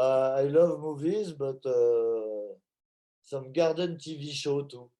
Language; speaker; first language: English; non-native, learner; French